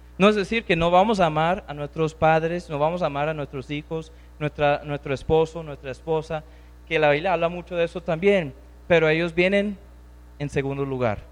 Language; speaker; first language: Spanish; non-native, fluent; English